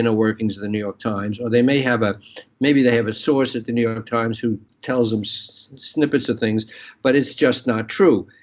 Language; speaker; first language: English; native; English